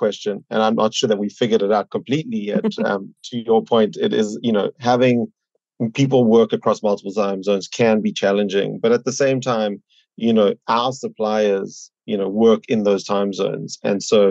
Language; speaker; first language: English; native; English